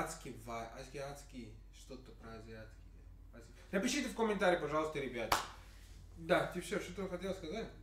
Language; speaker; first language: Russian; non-native, learner; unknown